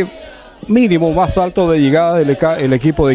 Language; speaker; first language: Spanish; native; Spanish